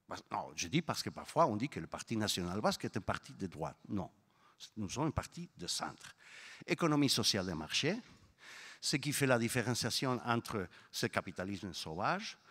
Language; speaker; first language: French; non-native, fluent; Spanish